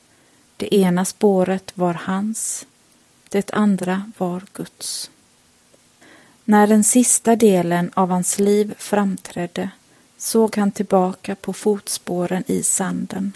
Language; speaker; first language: Swedish; native; Swedish